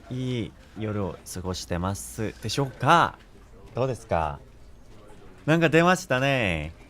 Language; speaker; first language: Japanese; non-native, fluent; Korean